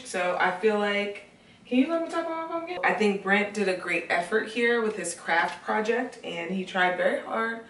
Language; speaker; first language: English; native; English